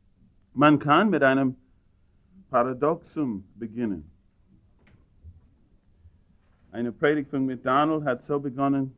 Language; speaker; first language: German; non-native, fluent; English